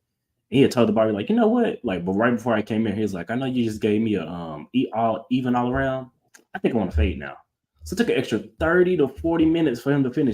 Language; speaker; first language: English; native; English